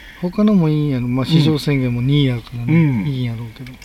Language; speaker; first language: Japanese; native; Japanese